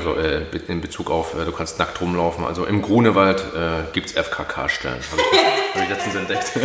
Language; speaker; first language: German; native; German